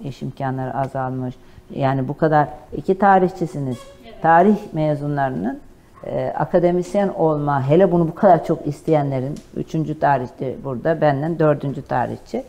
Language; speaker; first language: Turkish; native; Turkish